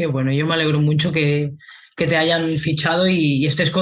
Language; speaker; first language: Spanish; native; Spanish